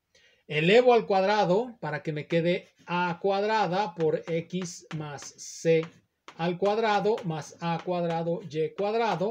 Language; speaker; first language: Spanish; native; Spanish